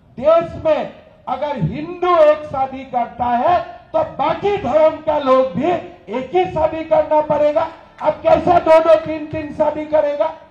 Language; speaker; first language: Hindi; non-native, local second language; Assamese